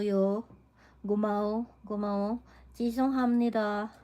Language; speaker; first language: Korean; non-native, learner; English